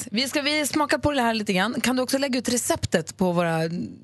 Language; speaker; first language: Swedish; native; Swedish